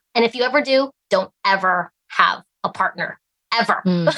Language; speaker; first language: English; early bilingual, other home language; Cantonese